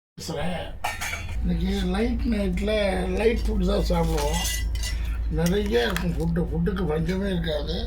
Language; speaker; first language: Tamil; native; Tamil